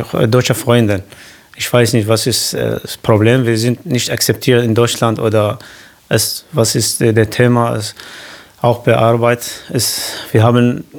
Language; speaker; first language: German; non-native, learner; Arabic